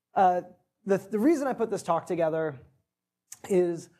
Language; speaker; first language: English; native; English